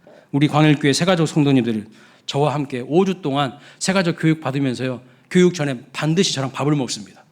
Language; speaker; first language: Korean; native; Korean